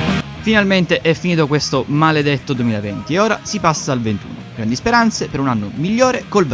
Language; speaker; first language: Italian; native; Italian